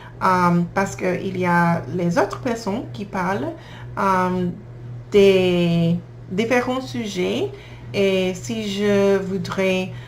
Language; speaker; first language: French; non-native, learner; English